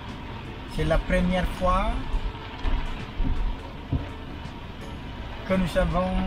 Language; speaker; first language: French; non-native, fluent; Indonesian